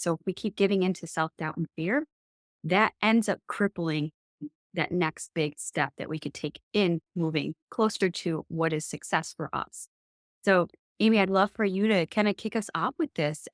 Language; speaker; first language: English; native; English